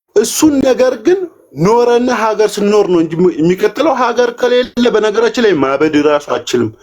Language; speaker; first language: Amharic; native; Amharic